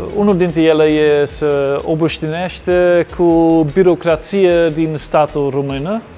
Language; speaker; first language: Romanian; non-native, learner; Dutch